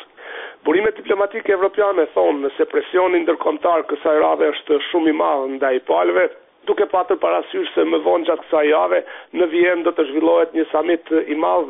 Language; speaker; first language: Albanian; native; Albanian